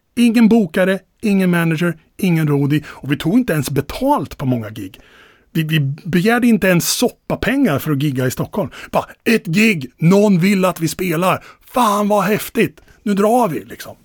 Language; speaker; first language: Swedish; native; Swedish